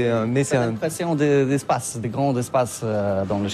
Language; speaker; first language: French; non-native, learner; Polish